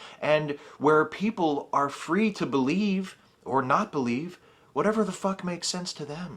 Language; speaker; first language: English; native; English